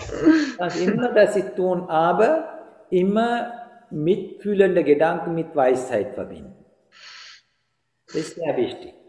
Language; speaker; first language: German; non-native, fluent; Sinhala